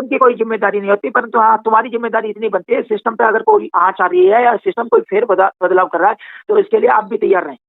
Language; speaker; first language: Hindi; native; Hindi